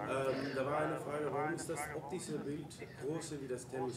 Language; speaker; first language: German; non-native, fluent; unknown